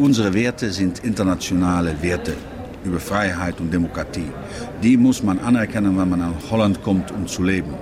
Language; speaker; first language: German; non-native, fluent; Dutch